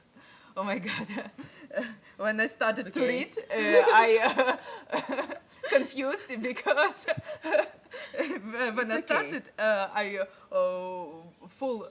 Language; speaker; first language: English; non-native, learner; Ukrainian